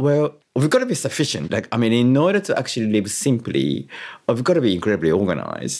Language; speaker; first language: English; non-native, fluent; Japanese